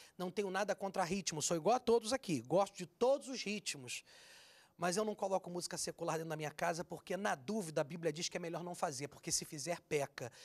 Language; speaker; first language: Portuguese; native; Portuguese